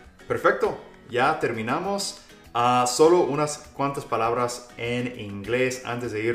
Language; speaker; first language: Spanish; non-native, fluent; English